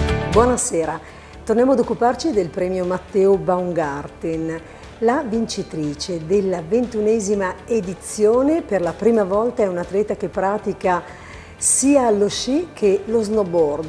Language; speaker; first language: Italian; native; Italian